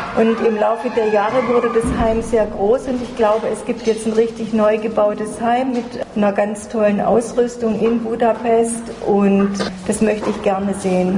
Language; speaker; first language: German; native; German